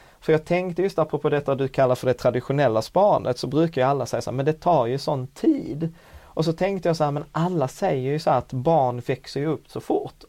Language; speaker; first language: Swedish; early bilingual, other home language; Czech